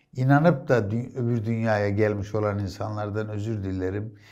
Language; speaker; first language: Turkish; native; Turkish